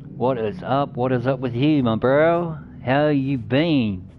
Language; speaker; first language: English; native; English